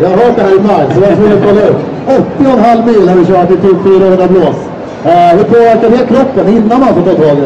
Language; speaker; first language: Swedish; native; Swedish